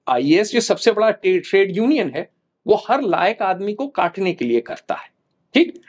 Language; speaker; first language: Hindi; native; Hindi